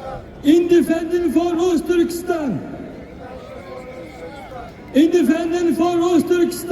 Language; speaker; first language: Dutch; non-native, fluent; Uyghur